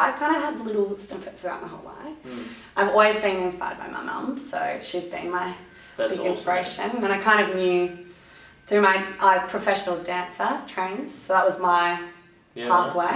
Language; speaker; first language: English; native; English